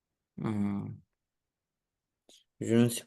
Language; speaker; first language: French; non-native, learner; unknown